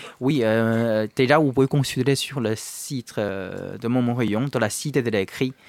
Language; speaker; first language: French; non-native, fluent; Chinese